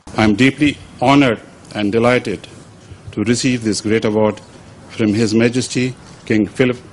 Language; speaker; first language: English; non-native, local second language; Urdu